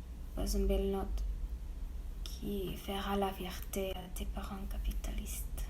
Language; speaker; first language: French; non-native, learner; Spanish